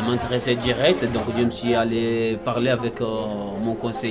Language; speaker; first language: French; non-native, learner; Comorian